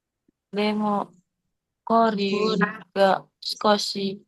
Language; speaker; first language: Japanese; non-native, learner; Indonesian